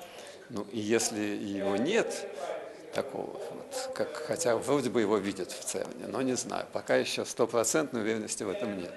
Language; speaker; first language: Russian; native; Russian